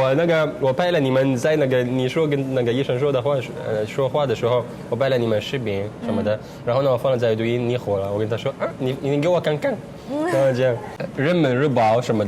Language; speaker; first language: Chinese; non-native, learner; Arabic